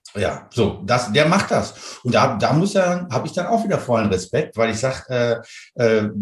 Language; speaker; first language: German; native; German